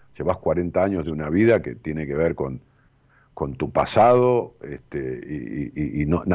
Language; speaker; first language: Spanish; native; Spanish